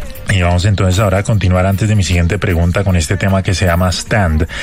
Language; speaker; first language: Spanish; native; Spanish